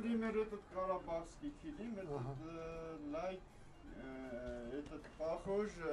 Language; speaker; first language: Russian; non-native, learner; Armenian